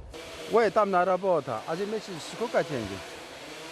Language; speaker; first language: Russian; non-native, learner; Korean